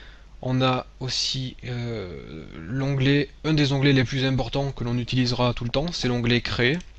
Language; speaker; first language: French; native; French